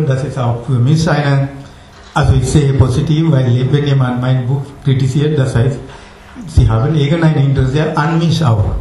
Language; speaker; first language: German; non-native, learner; Sinhala